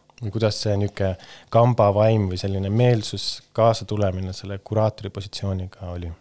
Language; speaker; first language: Estonian; native; Estonian